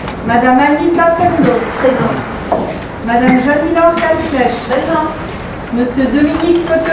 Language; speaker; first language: French; native; French